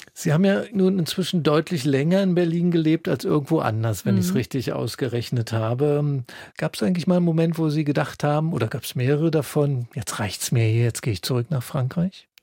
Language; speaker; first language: German; native; German